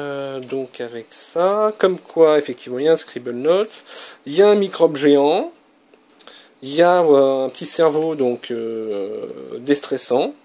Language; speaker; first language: French; native; French